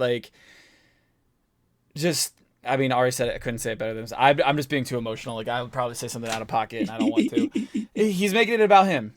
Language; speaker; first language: English; native; English